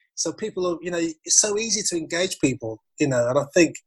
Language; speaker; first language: English; native; English